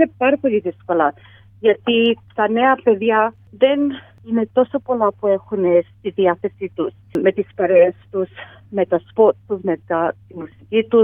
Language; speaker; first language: Greek; early bilingual, heritage; Greek